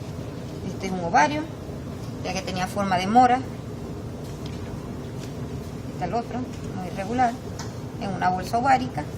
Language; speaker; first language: Spanish; native; Spanish